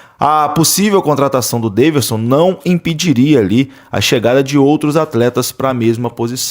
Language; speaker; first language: Portuguese; native; Portuguese